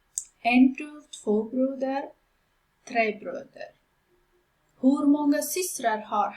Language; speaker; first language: Swedish; non-native, fluent; Pashto